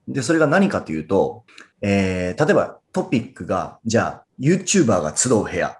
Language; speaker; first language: Japanese; native; Japanese